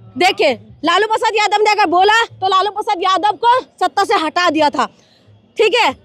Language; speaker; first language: Hindi; non-native, local second language; Manipuri